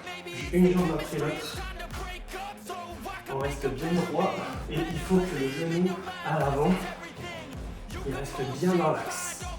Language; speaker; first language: French; native; French